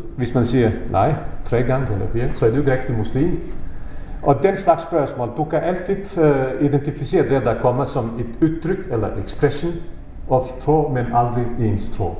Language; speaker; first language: Danish; non-native, fluent; Bosnian